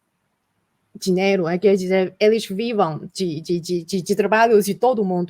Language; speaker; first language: Portuguese; non-native, fluent; Chinese